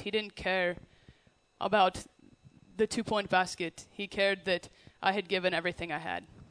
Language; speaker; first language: English; native; English